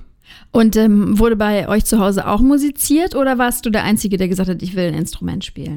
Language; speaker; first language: German; native; German